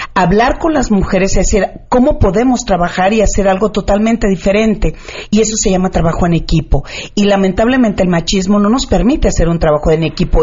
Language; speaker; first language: Spanish; native; Spanish